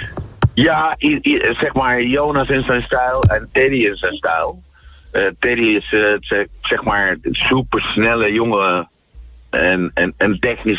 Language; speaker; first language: Dutch; non-native, fluent; Spanish